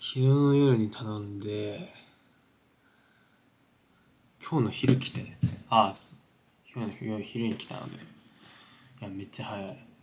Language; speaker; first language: Japanese; native; Japanese